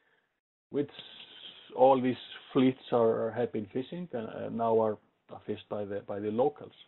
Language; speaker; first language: English; non-native, fluent; Icelandic